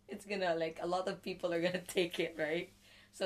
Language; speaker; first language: English; non-native, local second language; Cebuano